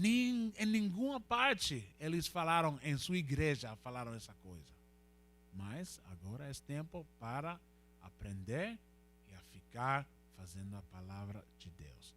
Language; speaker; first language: Portuguese; non-native, learner; Spanish